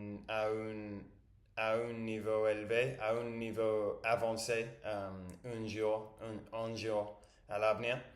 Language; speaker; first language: French; non-native, learner; English